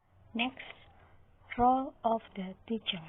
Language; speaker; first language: English; non-native, learner; Indonesian